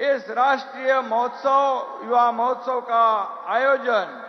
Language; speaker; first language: Hindi; non-native, local second language; Marathi